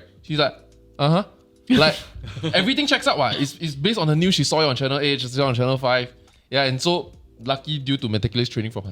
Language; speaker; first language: English; native; English